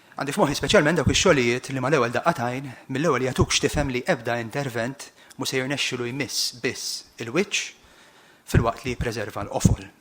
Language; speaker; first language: Maltese; native; Maltese